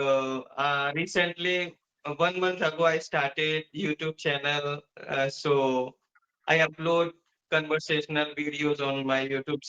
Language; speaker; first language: English; non-native, learner; Hindi